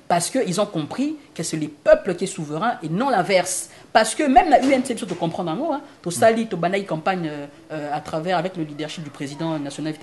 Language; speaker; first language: French; non-native, local second language; Lingala